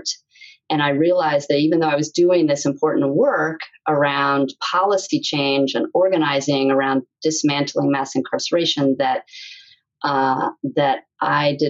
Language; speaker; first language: English; native; English